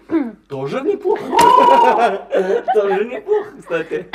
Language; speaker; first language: Russian; non-native, local second language; Tatar